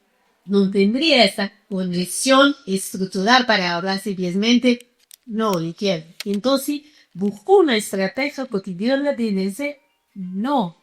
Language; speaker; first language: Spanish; non-native, fluent; Portuguese